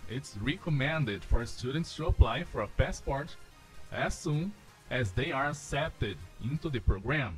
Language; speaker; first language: English; non-native, fluent; Portuguese